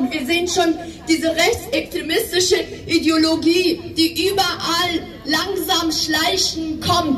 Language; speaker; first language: German; non-native, fluent; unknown